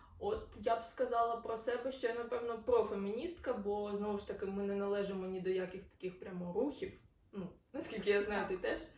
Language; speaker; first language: Ukrainian; non-native, local second language; Russian